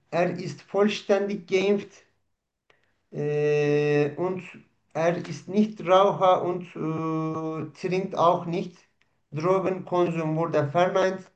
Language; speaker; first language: German; non-native, fluent; Turkish